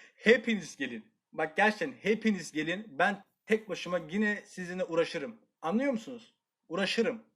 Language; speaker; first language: Turkish; native; Turkish